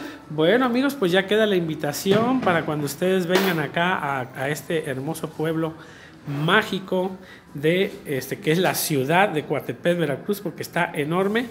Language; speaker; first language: Spanish; native; Spanish